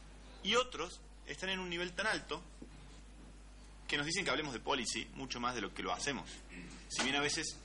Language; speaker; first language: Spanish; native; Spanish